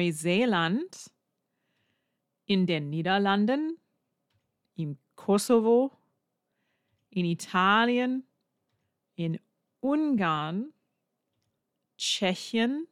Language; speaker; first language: German; non-native, fluent; English